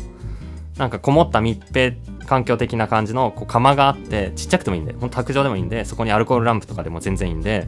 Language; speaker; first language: Japanese; native; Japanese